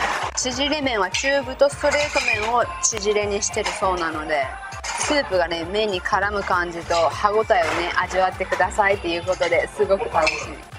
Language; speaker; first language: Japanese; native; Japanese